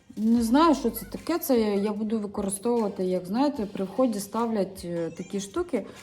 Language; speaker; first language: Ukrainian; non-native, local second language; Russian